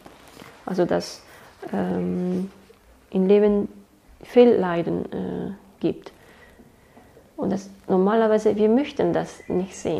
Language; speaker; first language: German; non-native, fluent; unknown